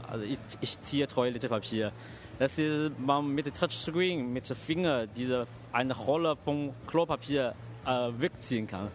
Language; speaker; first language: German; non-native, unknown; Chinese